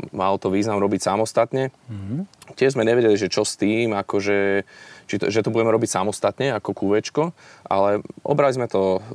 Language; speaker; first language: Slovak; native; Slovak